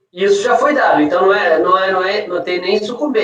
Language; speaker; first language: Portuguese; native; Portuguese